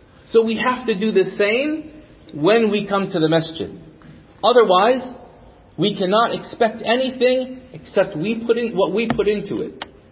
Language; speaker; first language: English; native; English